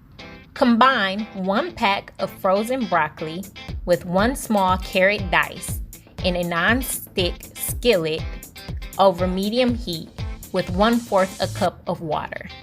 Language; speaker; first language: English; native; English